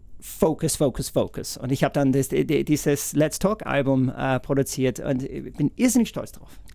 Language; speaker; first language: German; non-native, fluent; English